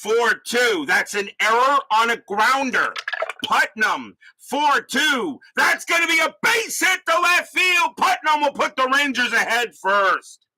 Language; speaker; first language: English; native; English